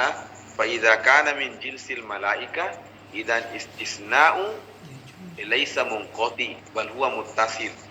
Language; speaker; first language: Arabic; non-native, fluent; Indonesian